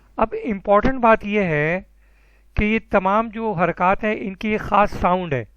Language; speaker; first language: Urdu; native; Urdu